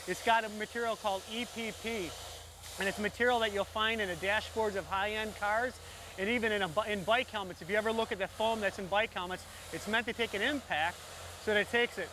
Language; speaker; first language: English; native; English